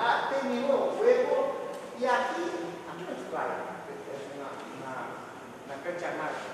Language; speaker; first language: Spanish; non-native, fluent; Portuguese